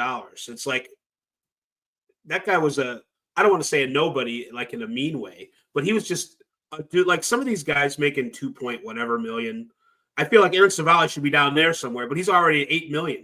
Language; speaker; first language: English; native; English